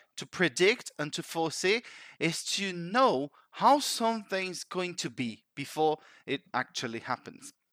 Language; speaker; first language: English; non-native, fluent; Portuguese